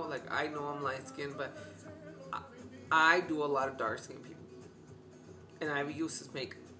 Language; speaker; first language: English; early bilingual, other home language; Spanish